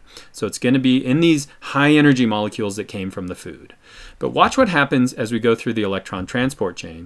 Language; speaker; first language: English; native; English